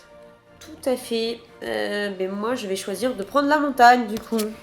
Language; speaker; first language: French; native; French